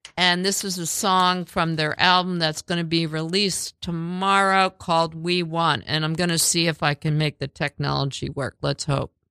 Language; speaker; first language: English; native; English